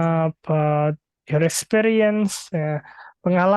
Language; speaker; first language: English; non-native, fluent; Indonesian